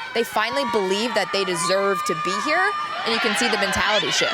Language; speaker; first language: English; native; English